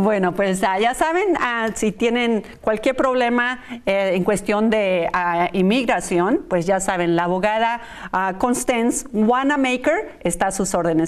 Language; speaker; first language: Spanish; native; Spanish